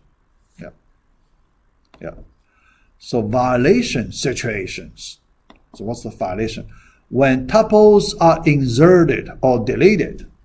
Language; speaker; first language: English; non-native, fluent; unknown